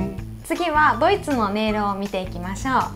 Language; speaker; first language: Japanese; native; Japanese